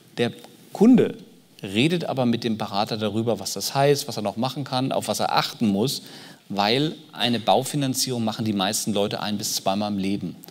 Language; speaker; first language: German; native; German